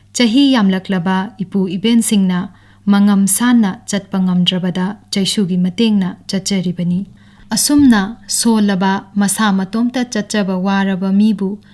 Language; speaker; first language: Manipuri; native; Manipuri